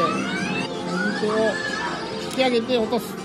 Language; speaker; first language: Japanese; native; Japanese